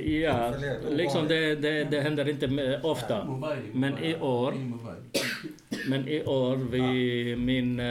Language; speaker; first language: Swedish; non-native, fluent; Arabic